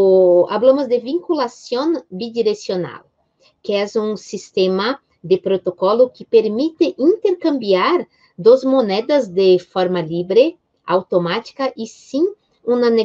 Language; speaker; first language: Spanish; non-native, fluent; Portuguese